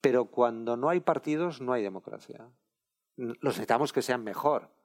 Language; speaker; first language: Spanish; non-native, local second language; Catalan